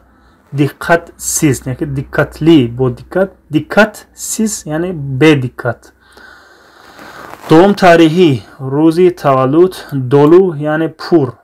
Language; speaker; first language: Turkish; non-native, fluent; Tajik